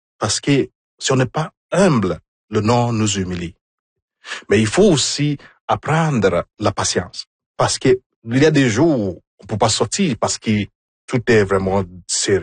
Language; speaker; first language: French; non-native, fluent; Igbo